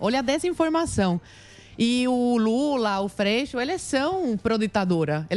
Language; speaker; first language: Portuguese; non-native, fluent; Spanish